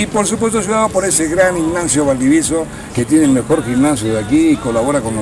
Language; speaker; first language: Spanish; native; Spanish